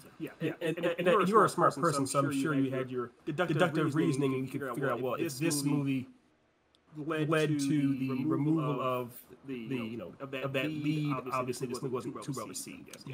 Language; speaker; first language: English; native; English